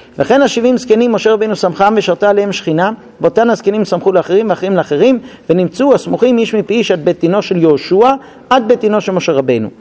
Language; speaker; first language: Hebrew; non-native, fluent; English